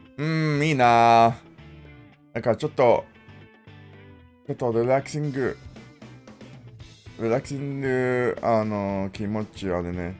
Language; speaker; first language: Japanese; non-native, learner; English